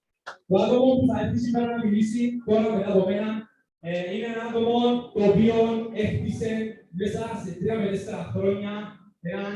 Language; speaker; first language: Greek; native; Greek